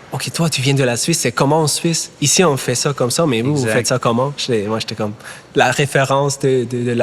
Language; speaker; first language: French; non-native, fluent; German